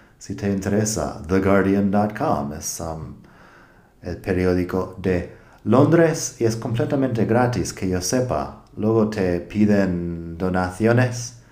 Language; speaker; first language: Spanish; non-native, fluent; English